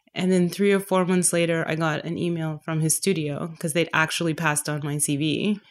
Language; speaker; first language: English; native; English